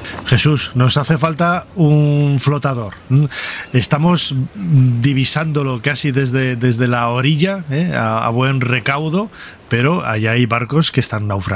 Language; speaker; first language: Spanish; native; Spanish